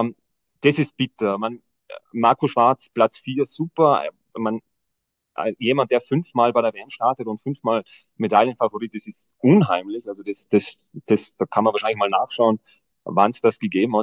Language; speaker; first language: German; native; German